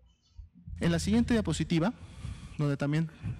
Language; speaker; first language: Spanish; native; Spanish